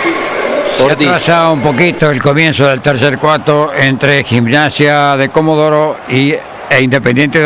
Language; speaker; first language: Spanish; native; Spanish